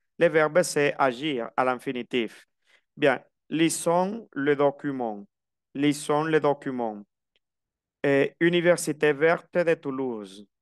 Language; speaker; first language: French; non-native, fluent; Spanish